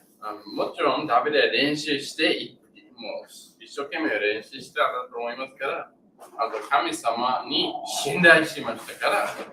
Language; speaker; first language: Japanese; non-native, learner; English